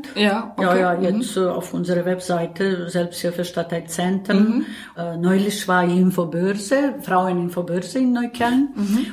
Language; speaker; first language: German; non-native, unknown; Bosnian